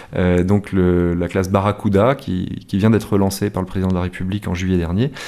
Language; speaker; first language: French; native; French